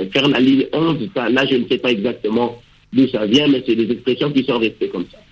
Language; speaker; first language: French; non-native, local second language; Lingala